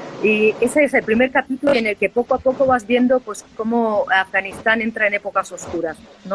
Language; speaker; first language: Spanish; native; Spanish